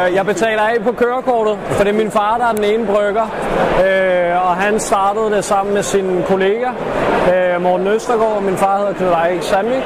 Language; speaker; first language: Danish; native; Danish